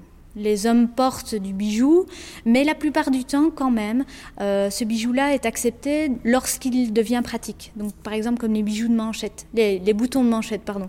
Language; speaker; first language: French; native; French